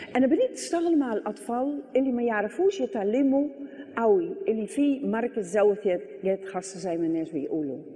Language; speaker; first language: Arabic; non-native, fluent; Dutch